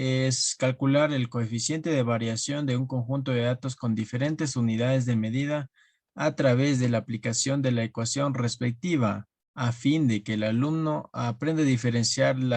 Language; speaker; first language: Spanish; native; Spanish